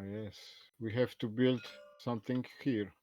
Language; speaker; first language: English; non-native, learner; Polish